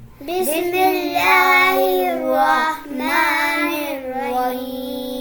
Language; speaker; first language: Arabic; non-native, learner; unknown